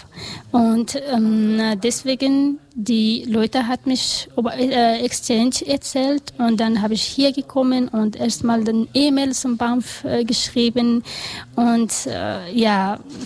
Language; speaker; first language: German; non-native, learner; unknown